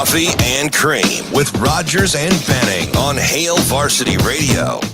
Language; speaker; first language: English; native; English